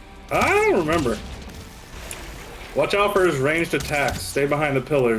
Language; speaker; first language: English; native; English